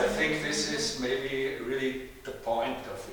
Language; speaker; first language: English; non-native, fluent; German